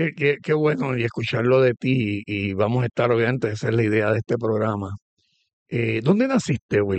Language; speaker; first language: Spanish; native; Spanish